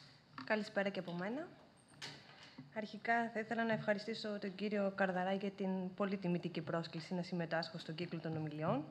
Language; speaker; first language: Greek; native; Greek